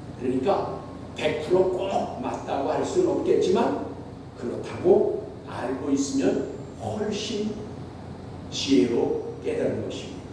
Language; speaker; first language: Korean; native; Korean